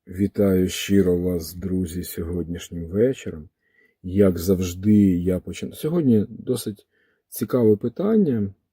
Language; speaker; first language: Ukrainian; native; Ukrainian